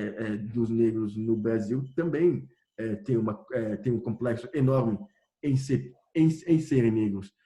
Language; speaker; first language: Portuguese; non-native, fluent; French